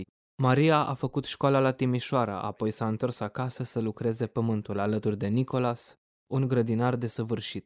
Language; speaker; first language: Romanian; native; Romanian